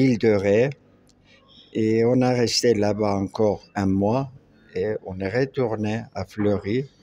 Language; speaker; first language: French; non-native, local second language; Armenian